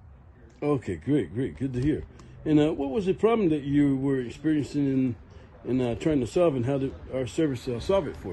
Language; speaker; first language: English; native; English